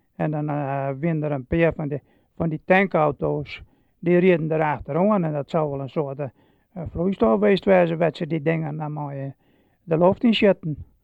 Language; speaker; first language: Dutch; non-native, local second language; Western Frisian